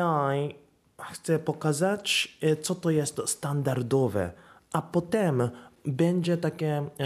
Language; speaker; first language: Polish; non-native, learner; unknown